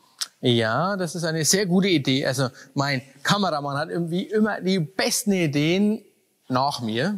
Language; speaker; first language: German; native; German